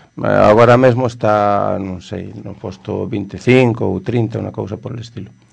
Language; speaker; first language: Galician; non-native, local second language; Spanish